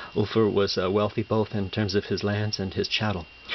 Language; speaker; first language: English; native; English